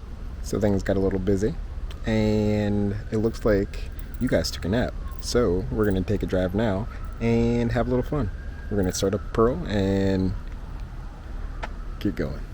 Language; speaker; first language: English; native; English